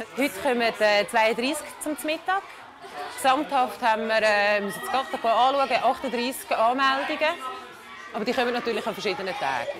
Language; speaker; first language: German; early bilingual, heritage; German